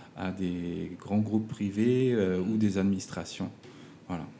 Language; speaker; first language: French; native; French